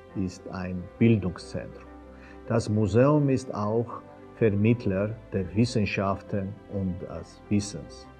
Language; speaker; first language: German; non-native, fluent; Georgian